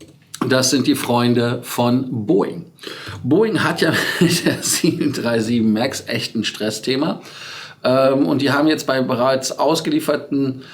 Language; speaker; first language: German; native; German